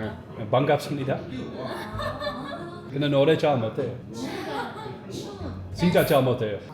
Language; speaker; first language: Korean; non-native, learner; Dutch